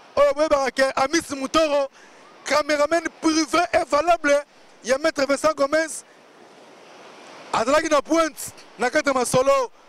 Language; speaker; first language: Lingala; native; Lingala